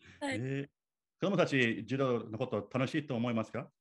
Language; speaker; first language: Japanese; non-native, learner; English